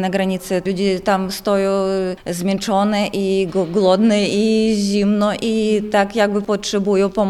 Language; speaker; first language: Polish; non-native, local second language; Ukrainian